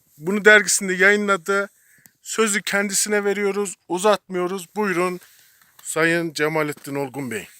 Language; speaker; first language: Turkish; native; Turkish